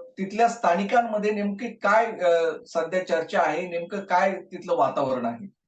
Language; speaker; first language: Marathi; native; Marathi